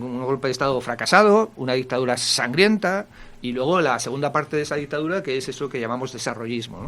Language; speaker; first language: Spanish; native; Spanish